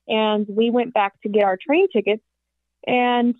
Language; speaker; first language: English; native; English